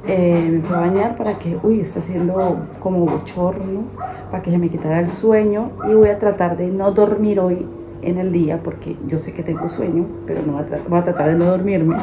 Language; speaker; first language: Spanish; native; Spanish